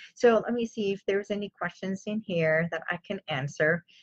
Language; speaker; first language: English; non-native, fluent; Armenian